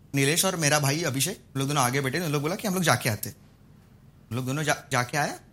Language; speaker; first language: Hindi; non-native, local second language; Marathi